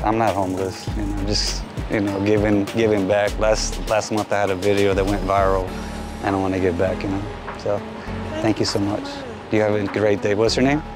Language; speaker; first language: English; early bilingual, other home language; Spanish